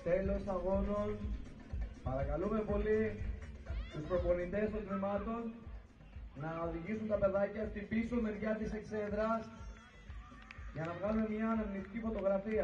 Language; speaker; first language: Greek; native; Greek